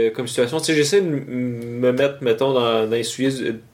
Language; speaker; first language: French; native; French